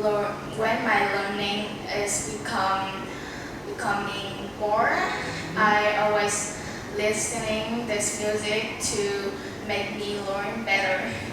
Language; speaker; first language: English; non-native, learner; Vietnamese